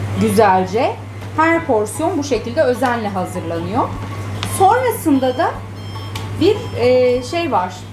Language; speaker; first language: Turkish; native; Turkish